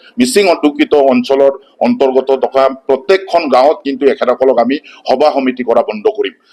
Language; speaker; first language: Assamese; non-native, local second language; Mising